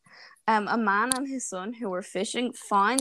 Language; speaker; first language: English; native; English